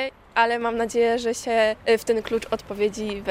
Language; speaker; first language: Polish; native; Polish